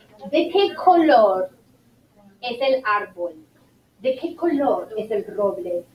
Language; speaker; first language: Spanish; non-native, fluent; English